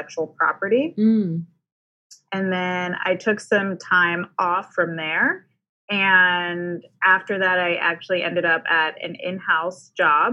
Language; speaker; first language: English; native; English